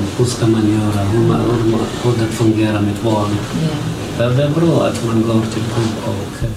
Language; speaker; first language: Swedish; non-native, learner; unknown